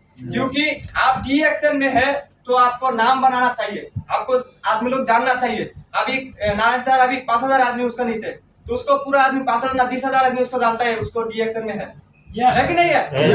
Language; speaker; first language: Hindi; non-native, learner; Bangla